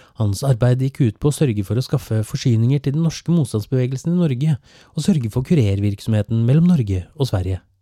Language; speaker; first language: Norwegian; native; Norwegian